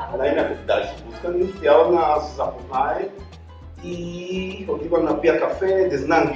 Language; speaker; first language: Bulgarian; non-native, learner; Spanish